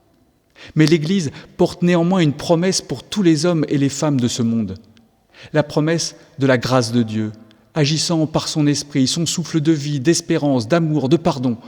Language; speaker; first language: French; native; French